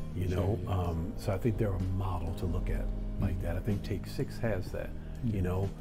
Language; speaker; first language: English; native; English